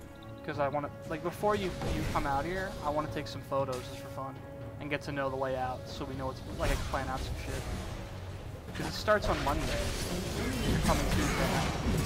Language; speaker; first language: English; native; English